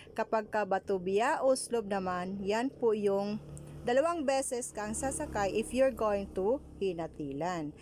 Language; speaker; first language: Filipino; non-native, local second language; Cebuano